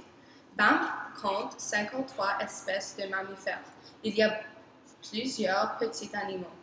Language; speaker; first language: French; non-native, learner; English